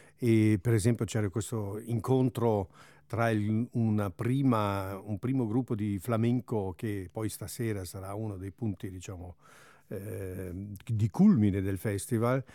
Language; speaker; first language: Italian; non-native, local second language; German